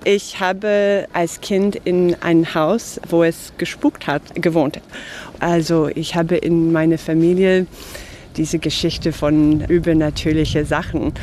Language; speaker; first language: German; non-native, fluent; English